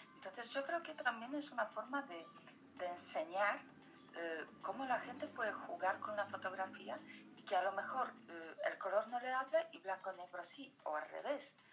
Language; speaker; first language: Spanish; non-native, fluent; Polish